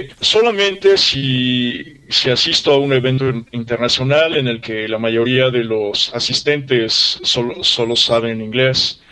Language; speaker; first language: Spanish; native; Spanish